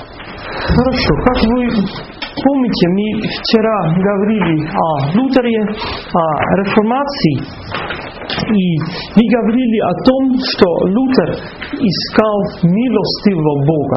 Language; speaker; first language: Russian; non-native, fluent; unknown